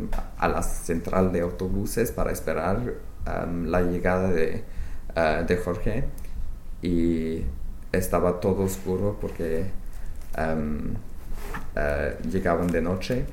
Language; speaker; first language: Spanish; non-native, learner; English